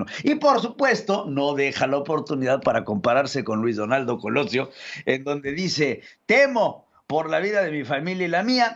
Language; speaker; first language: Spanish; native; Spanish